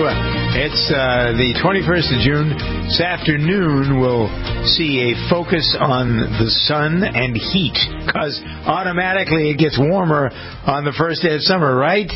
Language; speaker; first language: English; native; English